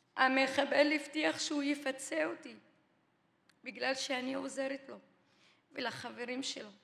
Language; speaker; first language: Hebrew; non-native, local second language; Arabic